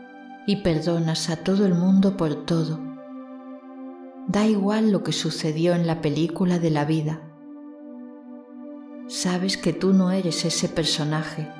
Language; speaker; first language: Spanish; native; Spanish